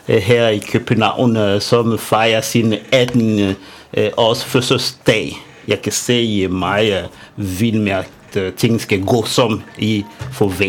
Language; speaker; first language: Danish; non-native, fluent; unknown